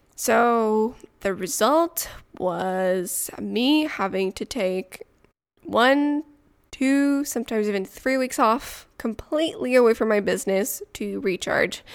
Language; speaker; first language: English; non-native, fluent; French